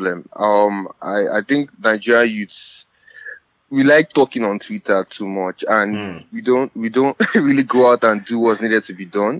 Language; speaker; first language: English; non-native, local second language; Yoruba